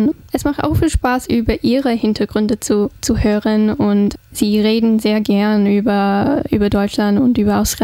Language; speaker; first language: German; non-native, fluent; English